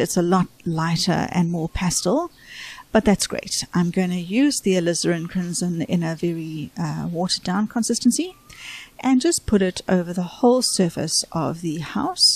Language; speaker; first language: English; native; English